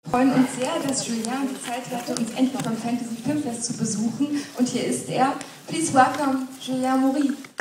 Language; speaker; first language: German; native; German